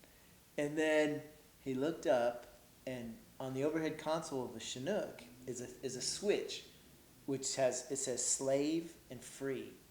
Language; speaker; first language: English; native; English